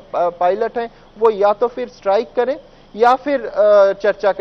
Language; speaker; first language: Hindi; non-native, local second language; Bangla